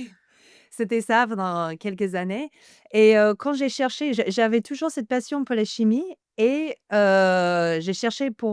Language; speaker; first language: French; non-native, fluent; English